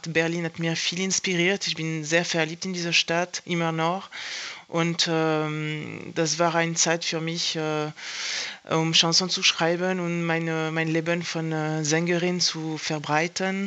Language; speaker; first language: German; non-native, fluent; French